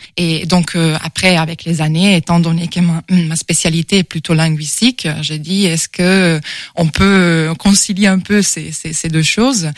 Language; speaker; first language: French; non-native, fluent; Italian